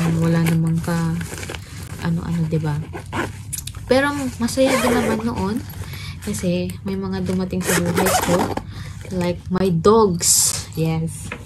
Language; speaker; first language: Filipino; native; Filipino